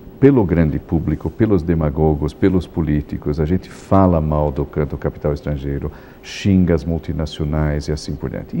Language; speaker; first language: Portuguese; non-native, fluent; Italian